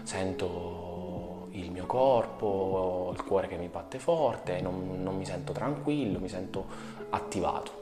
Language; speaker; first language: Italian; native; Italian